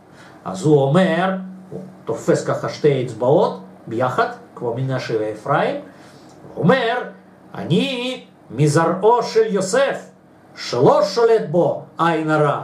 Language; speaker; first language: Hebrew; non-native, fluent; Russian